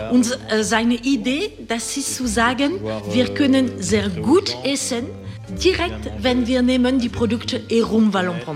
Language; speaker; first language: German; non-native, learner; French